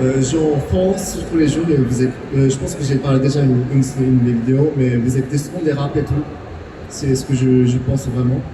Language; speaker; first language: French; non-native, fluent; Japanese